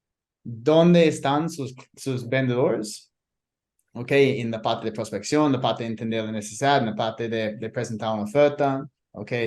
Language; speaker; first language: Spanish; non-native, fluent; English